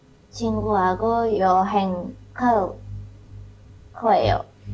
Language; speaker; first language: Korean; non-native, learner; Indonesian